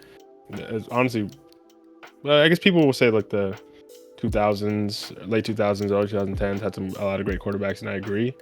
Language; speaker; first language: English; native; English